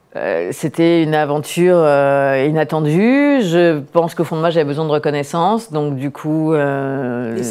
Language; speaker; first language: French; native; French